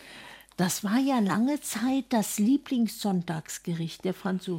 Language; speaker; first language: German; native; German